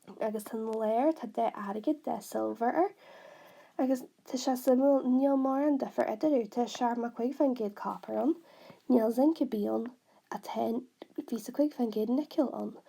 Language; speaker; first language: Irish; non-native, local second language; English